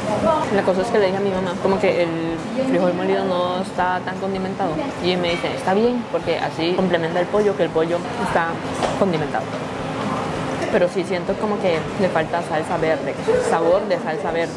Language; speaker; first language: Spanish; native; Spanish